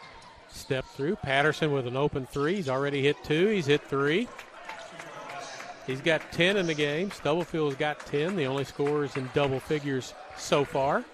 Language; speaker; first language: English; native; English